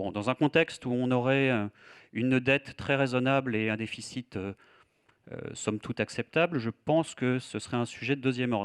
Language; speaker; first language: French; native; French